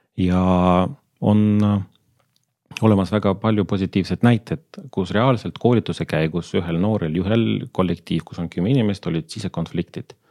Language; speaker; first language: Estonian; non-native, local second language; Russian